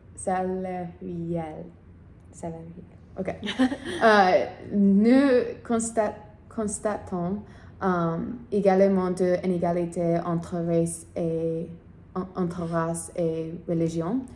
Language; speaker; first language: French; non-native, learner; English